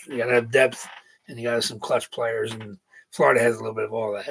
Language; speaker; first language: English; native; English